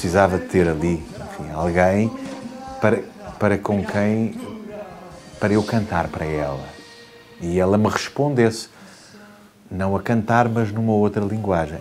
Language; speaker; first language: Portuguese; native; Portuguese